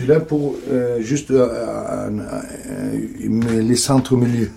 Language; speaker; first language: French; non-native, learner; Turkish